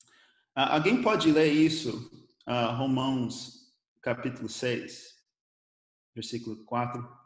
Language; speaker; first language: Portuguese; early bilingual, other home language; English